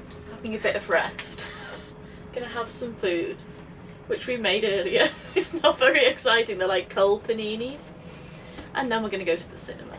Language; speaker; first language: English; native; English